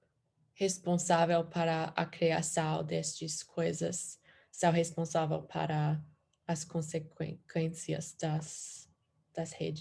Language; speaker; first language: Portuguese; non-native, learner; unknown